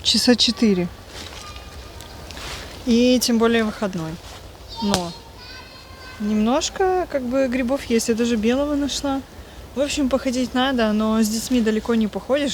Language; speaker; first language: Russian; native; Russian